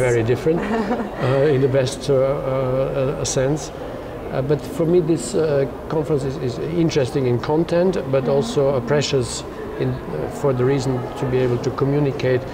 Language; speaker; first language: English; non-native, fluent; German